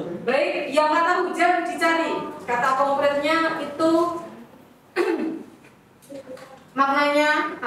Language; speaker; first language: Indonesian; native; Indonesian